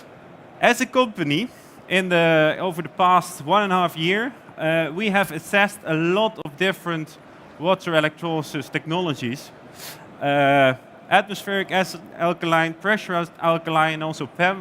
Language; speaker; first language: English; non-native, fluent; Dutch